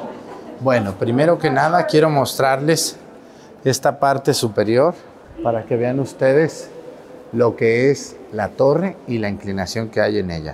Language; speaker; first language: Spanish; native; Spanish